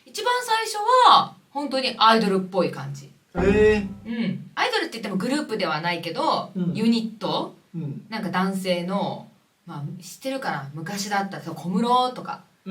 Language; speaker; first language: Japanese; native; Japanese